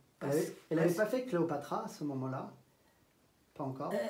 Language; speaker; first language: French; native; French